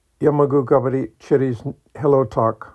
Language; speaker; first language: Russian; non-native, learner; English